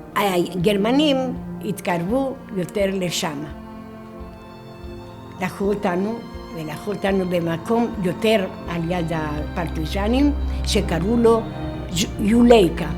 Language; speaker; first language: Hebrew; non-native, fluent; Greek